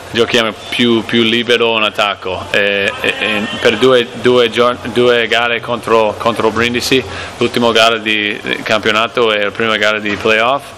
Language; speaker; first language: Italian; non-native, learner; English